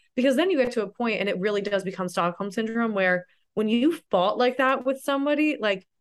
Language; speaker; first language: English; native; English